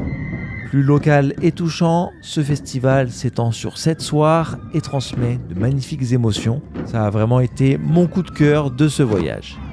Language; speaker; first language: French; native; French